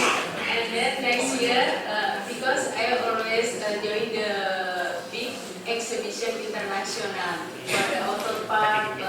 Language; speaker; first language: English; non-native, learner; Indonesian